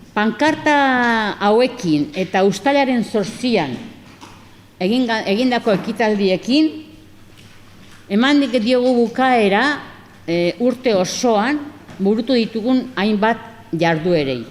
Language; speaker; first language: Basque; non-native, local second language; Spanish